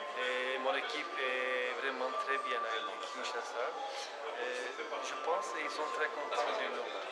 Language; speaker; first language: French; non-native, learner; Turkish